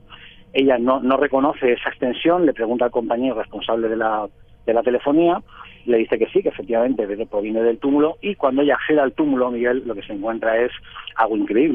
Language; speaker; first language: Spanish; native; Spanish